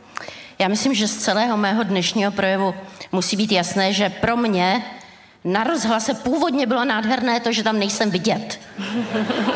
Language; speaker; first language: Czech; native; Czech